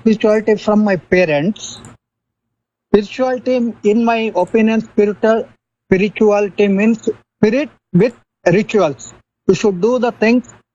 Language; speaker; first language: English; non-native, local second language; Kannada